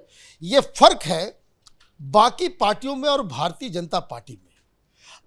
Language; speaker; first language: Hindi; native; Hindi